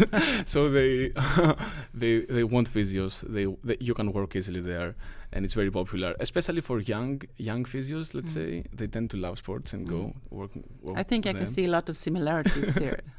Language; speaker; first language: English; non-native, fluent; Greek